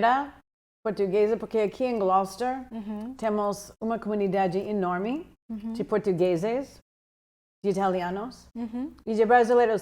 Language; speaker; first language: Portuguese; non-native, fluent; English